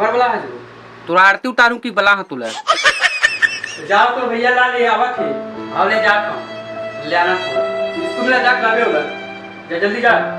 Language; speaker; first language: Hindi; non-native, local second language; Chhattisgarhi